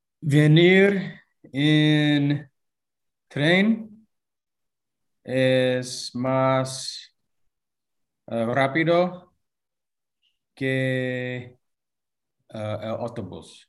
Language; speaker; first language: Spanish; non-native, learner; English